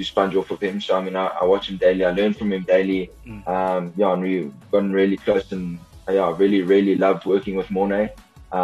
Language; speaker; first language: English; native; English